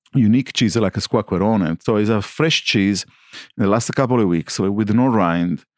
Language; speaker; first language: English; non-native, learner; Italian